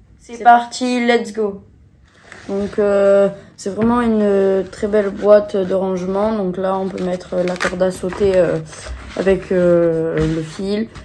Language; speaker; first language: French; native; French